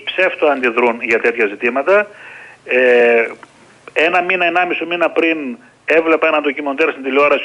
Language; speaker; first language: Greek; native; Greek